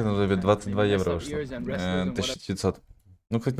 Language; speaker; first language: Russian; native; Russian